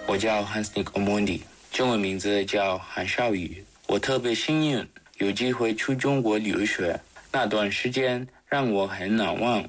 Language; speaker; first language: Chinese; non-native, fluent; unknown